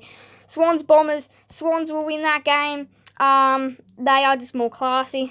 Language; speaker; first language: English; native; English